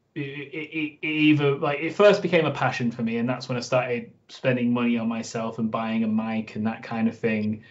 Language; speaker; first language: English; native; English